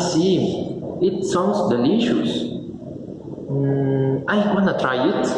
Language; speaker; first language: English; non-native, learner; Spanish